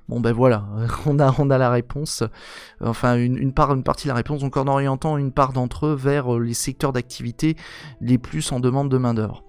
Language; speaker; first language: French; native; French